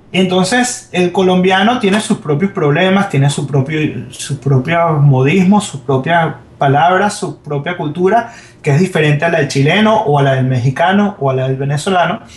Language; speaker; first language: Spanish; native; Spanish